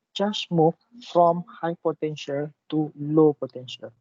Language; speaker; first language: English; non-native, local second language; Malay